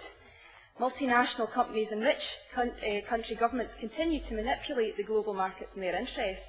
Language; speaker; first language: English; native; English